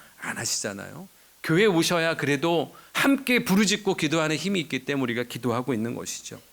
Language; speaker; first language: Korean; native; Korean